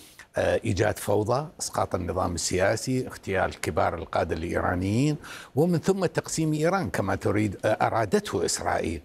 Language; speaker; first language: Arabic; non-native, fluent; Persian